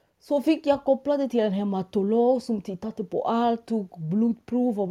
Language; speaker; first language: Swedish; non-native, fluent; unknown